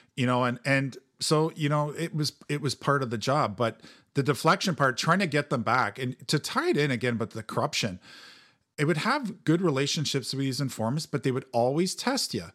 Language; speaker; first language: English; native; English